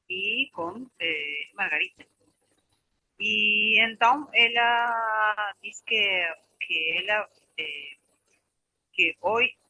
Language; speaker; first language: Portuguese; non-native, learner; Spanish